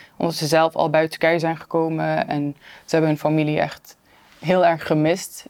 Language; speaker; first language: Dutch; early bilingual, other home language; Turkish